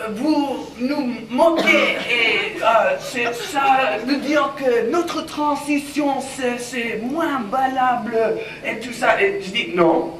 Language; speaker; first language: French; non-native, learner; English